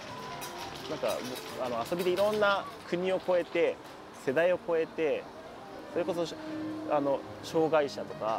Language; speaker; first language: Japanese; native; Japanese